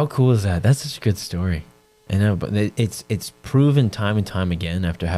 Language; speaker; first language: English; native; English